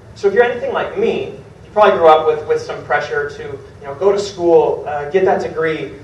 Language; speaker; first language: English; native; English